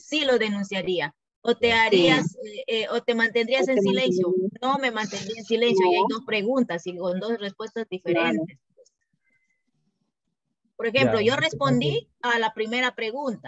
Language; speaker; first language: Spanish; native; Spanish